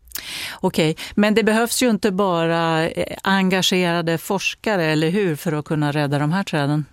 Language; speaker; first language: Swedish; native; Swedish